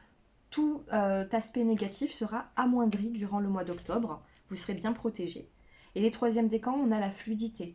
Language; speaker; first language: French; native; French